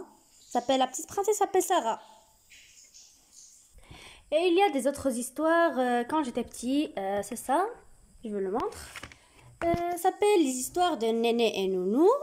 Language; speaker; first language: French; non-native, learner; Arabic